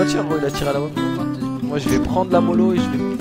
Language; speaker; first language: French; native; French